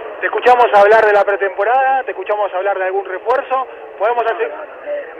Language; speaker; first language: Spanish; native; Spanish